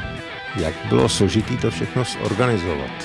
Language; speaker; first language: Czech; native; Czech